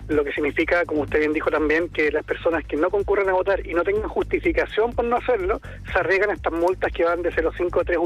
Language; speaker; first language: Spanish; native; Spanish